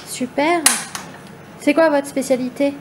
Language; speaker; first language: French; native; French